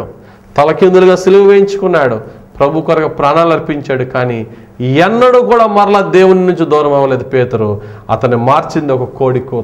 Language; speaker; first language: Telugu; native; Telugu